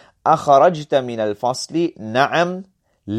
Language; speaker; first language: Arabic; non-native, fluent; English